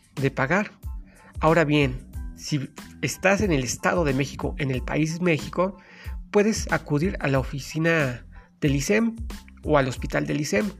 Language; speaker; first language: Spanish; native; Spanish